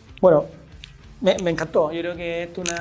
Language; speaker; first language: Spanish; native; Spanish